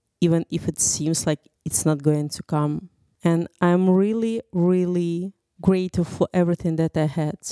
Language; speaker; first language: English; non-native, fluent; Ukrainian